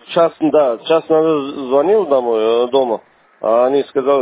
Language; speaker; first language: Russian; non-native, learner; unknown